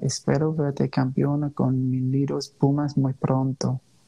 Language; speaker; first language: Spanish; non-native, learner; English